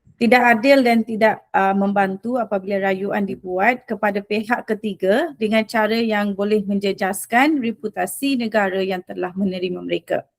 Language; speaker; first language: Malay; early bilingual, other home language; Rohingya